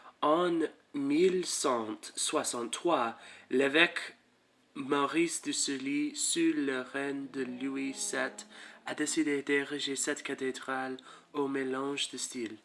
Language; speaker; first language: French; non-native, learner; English